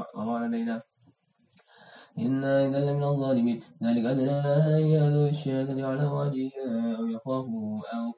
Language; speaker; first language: Arabic; non-native, learner; Indonesian